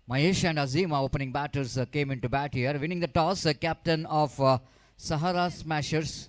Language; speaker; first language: English; non-native, local second language; Kannada